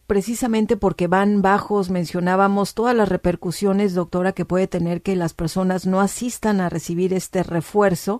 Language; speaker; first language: Spanish; native; Spanish